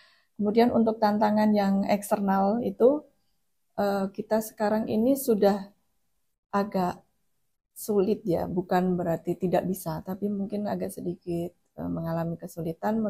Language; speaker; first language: Indonesian; non-native, local second language; Javanese